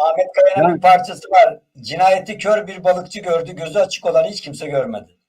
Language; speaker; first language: Turkish; native; Turkish